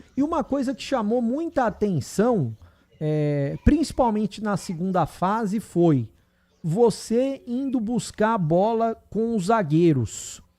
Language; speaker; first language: Portuguese; native; Portuguese